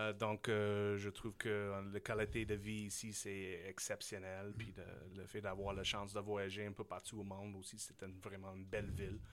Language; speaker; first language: French; non-native, fluent; English